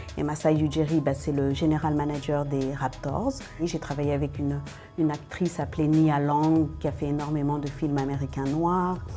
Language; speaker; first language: French; early bilingual, other home language; Wolof